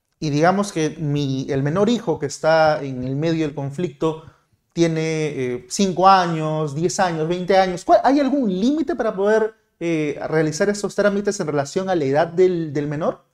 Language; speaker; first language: Spanish; native; Spanish